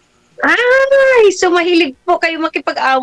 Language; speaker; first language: Filipino; non-native, local second language; Cebuano